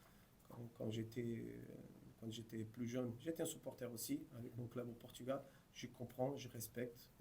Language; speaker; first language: French; non-native, fluent; Portuguese